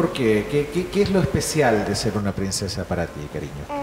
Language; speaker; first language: Spanish; native; Spanish